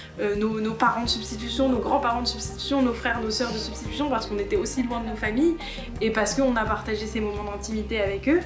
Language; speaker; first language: French; native; French